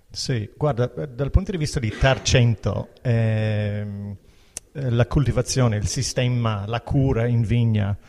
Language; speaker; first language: Italian; non-native, fluent; English